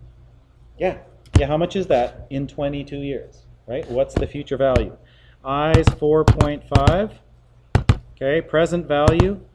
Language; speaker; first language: English; native; English